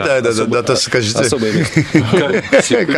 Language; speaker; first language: Russian; non-native, learner; Turkish